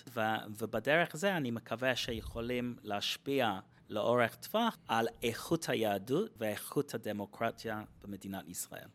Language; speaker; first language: Hebrew; non-native, fluent; English